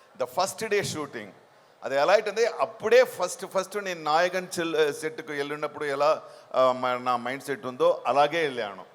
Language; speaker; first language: Telugu; non-native, local second language; Tamil